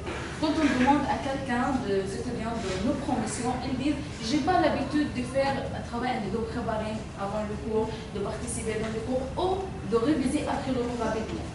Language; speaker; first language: French; non-native, fluent; Arabic